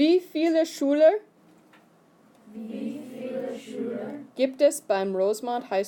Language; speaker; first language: German; non-native, fluent; English